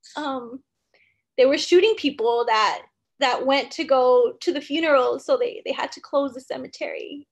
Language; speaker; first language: English; early bilingual, other home language; Spanish